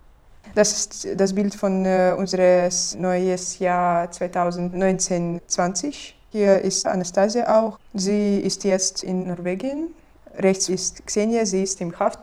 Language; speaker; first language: German; non-native, learner; Belarusian